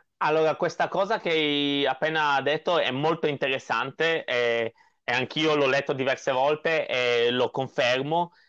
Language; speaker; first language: Italian; non-native, fluent; Polish